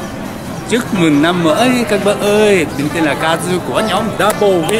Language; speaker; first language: Vietnamese; non-native, learner; Japanese